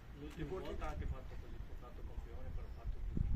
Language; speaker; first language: Italian; non-native, learner; Punjabi